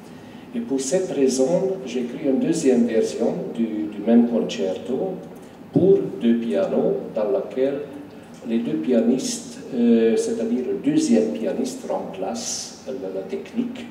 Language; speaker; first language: French; non-native, fluent; Hungarian